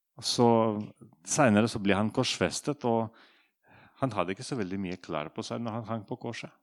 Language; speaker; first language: Norwegian; non-native, fluent; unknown